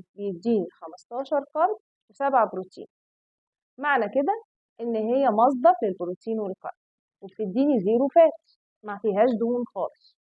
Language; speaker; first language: Arabic; native; Arabic